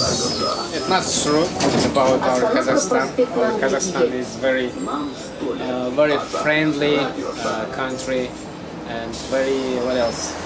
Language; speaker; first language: English; non-native, learner; Kazakh